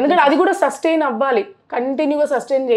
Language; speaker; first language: Telugu; native; Telugu